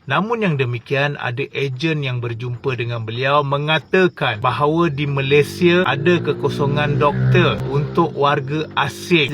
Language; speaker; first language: Malay; native; Malay